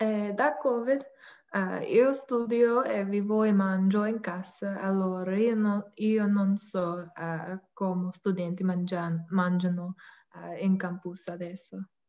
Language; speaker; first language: Italian; non-native, learner; English